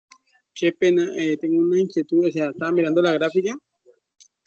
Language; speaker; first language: Spanish; native; Spanish